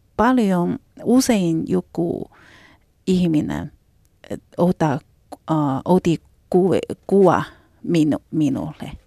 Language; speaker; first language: Finnish; non-native, learner; Chinese